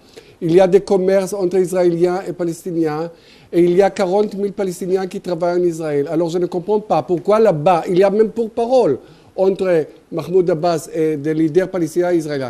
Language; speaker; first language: French; non-native, fluent; Hebrew